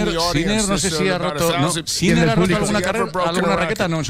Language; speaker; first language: Spanish; native; Spanish